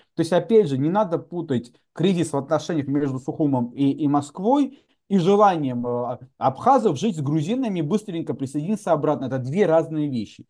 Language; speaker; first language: Russian; non-native, local second language; Georgian